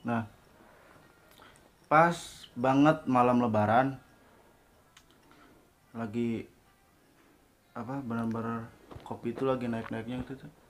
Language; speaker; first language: Indonesian; non-native, local second language; Sundanese